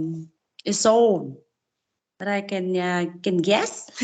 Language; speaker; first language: English; non-native, learner; Vietnamese